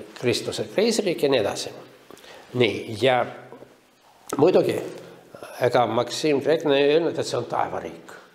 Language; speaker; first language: Estonian; non-native, local second language; Russian